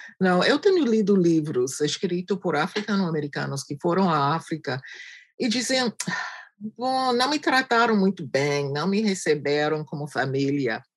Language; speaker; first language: Portuguese; non-native, fluent; English